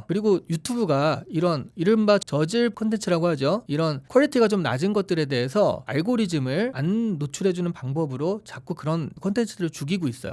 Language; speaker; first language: Korean; native; Korean